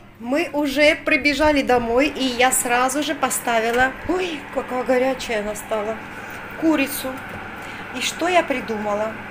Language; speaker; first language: Russian; native; Russian